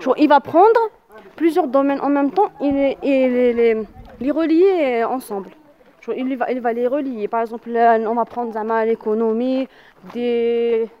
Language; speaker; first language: French; non-native, local second language; Arabic